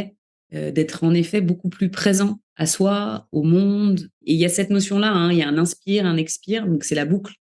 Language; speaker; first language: French; native; French